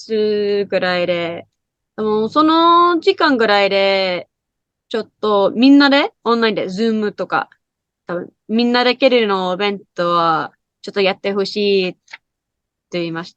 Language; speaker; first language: Japanese; non-native, learner; English